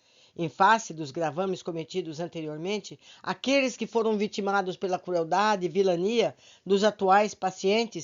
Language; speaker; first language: Portuguese; native; Portuguese